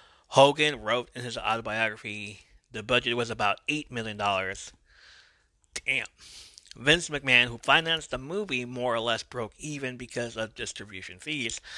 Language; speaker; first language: English; early bilingual, other home language; Spanish